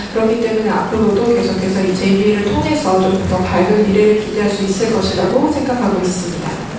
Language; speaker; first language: Korean; native; Korean